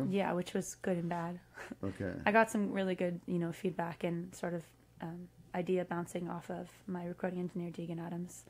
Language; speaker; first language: English; native; English